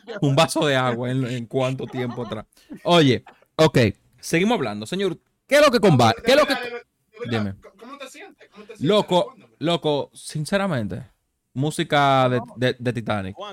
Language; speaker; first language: Spanish; native; Spanish